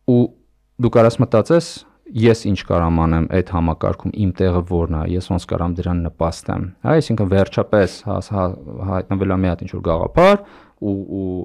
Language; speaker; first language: Armenian; native; Armenian